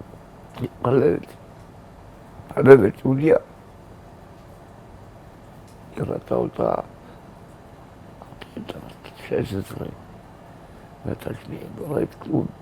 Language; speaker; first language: Hebrew; early bilingual, other home language; Arabic